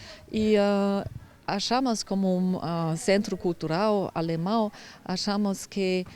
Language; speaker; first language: Portuguese; non-native, fluent; German